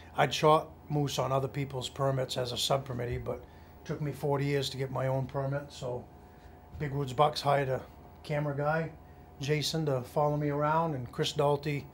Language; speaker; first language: English; native; English